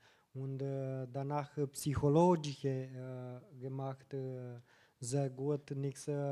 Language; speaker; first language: German; non-native, learner; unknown